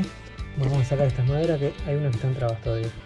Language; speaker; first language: Spanish; native; Spanish